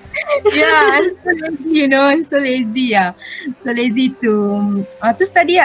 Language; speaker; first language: English; non-native, local second language; Malay